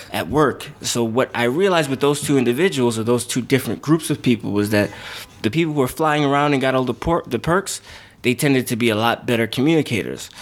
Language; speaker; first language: English; native; English